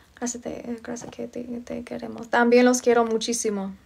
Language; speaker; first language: Spanish; non-native, fluent; English